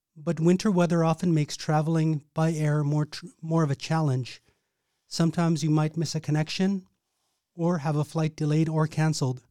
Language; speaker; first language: English; native; English